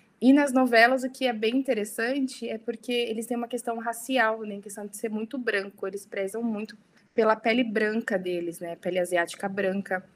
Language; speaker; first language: Portuguese; early bilingual, heritage; Portuguese